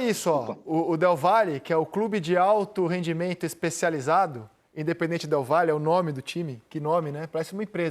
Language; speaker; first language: Portuguese; native; Portuguese